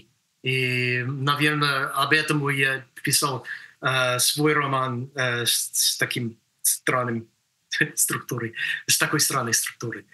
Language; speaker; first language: Russian; non-native, fluent; English